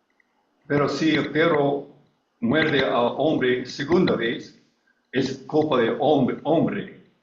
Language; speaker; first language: Spanish; non-native, learner; English